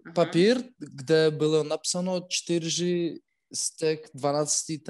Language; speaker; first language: Czech; non-native, learner; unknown